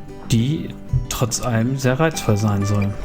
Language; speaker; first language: German; native; German